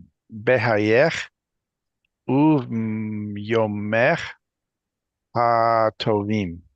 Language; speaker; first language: Hebrew; non-native, learner; English